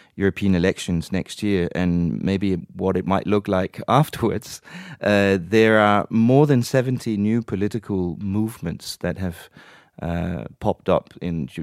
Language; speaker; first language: English; non-native, fluent; Danish